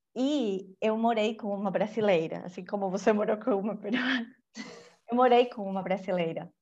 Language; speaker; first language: Portuguese; non-native, fluent; Spanish